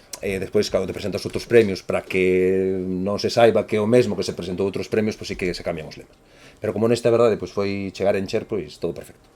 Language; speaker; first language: Galician; native; Galician